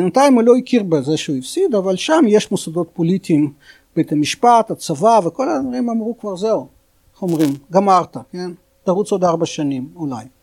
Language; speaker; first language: Hebrew; non-native, fluent; Russian